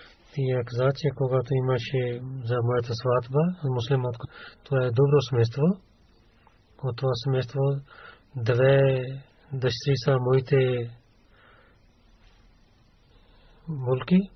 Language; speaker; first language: Bulgarian; non-native, learner; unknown